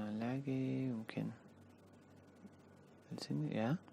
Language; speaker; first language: Indonesian; non-native, learner; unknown